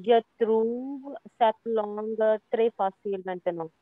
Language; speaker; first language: French; non-native, learner; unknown